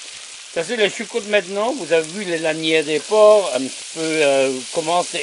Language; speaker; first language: French; non-native, learner; German